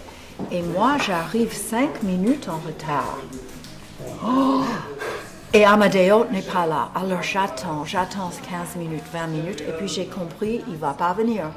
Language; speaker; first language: French; non-native, fluent; English